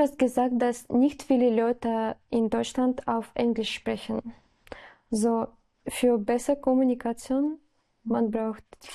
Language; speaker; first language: German; non-native, learner; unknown